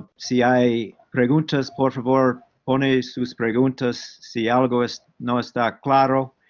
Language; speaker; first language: Spanish; non-native, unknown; English